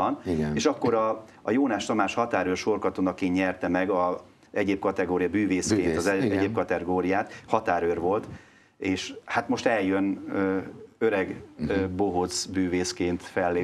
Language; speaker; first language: Hungarian; native; Hungarian